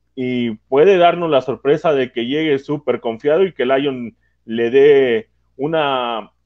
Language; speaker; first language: Spanish; native; Spanish